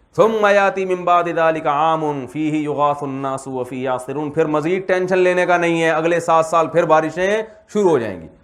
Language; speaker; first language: Urdu; native; Urdu